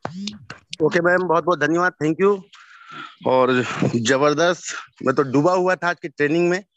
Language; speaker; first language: Hindi; native; Hindi